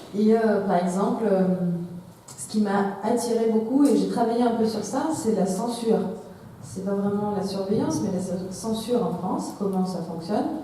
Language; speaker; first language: French; non-native, fluent; Russian